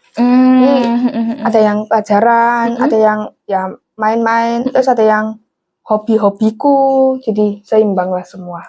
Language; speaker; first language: Indonesian; non-native, local second language; English